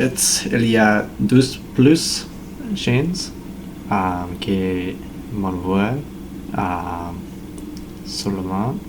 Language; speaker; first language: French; non-native, learner; English